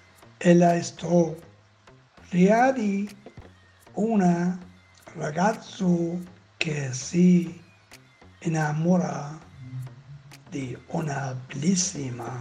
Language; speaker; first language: Italian; non-native, learner; Persian